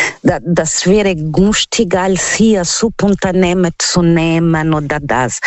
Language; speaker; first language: German; non-native, learner; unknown